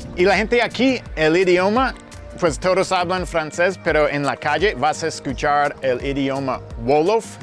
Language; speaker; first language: Spanish; non-native, fluent; English